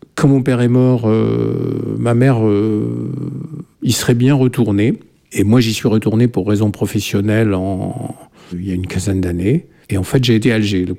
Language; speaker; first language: French; native; French